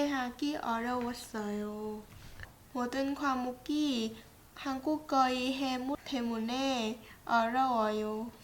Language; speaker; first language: Korean; non-native, learner; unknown